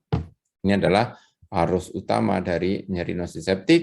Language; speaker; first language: Indonesian; native; Indonesian